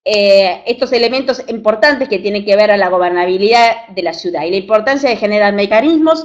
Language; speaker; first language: Spanish; native; Spanish